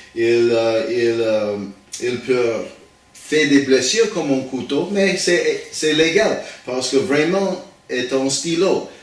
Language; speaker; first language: French; non-native, learner; English